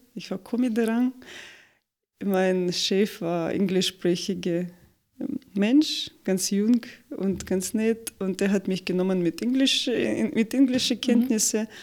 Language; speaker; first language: German; non-native, fluent; Russian